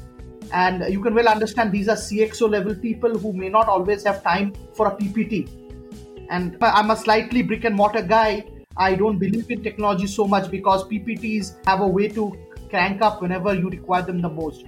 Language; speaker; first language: English; non-native, local second language; Bangla